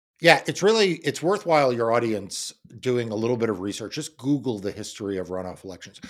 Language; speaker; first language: English; native; English